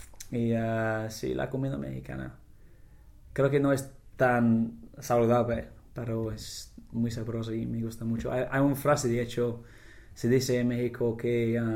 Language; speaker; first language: Spanish; non-native, fluent; English